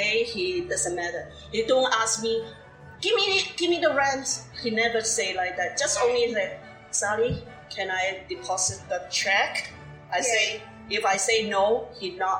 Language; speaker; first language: English; non-native, local second language; Cantonese